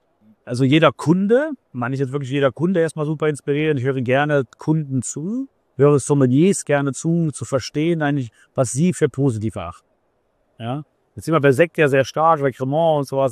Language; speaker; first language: German; native; German